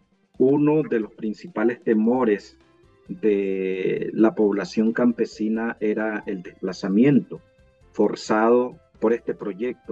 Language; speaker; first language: Spanish; native; Spanish